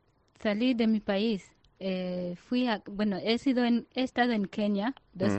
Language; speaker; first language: Spanish; non-native, fluent; Ganda